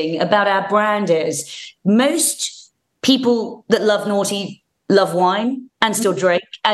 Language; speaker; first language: English; native; English